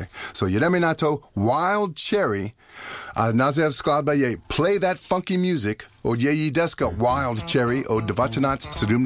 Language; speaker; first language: Czech; non-native, learner; English